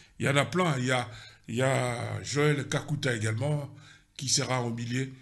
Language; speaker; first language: French; non-native, local second language; Lingala